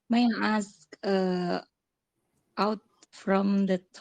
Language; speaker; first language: English; non-native, learner; Indonesian